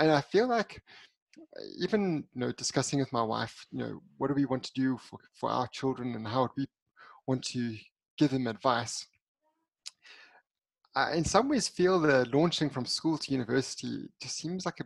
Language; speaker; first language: English; native; English